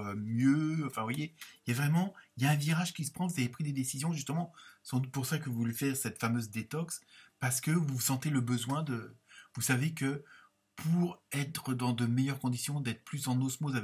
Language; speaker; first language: French; native; French